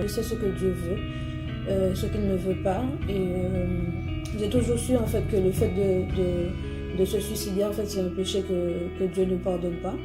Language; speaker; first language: French; native; French